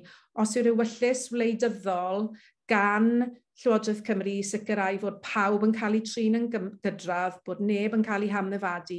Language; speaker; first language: Welsh; native; Welsh